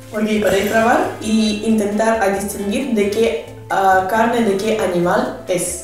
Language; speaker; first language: Spanish; non-native, learner; Russian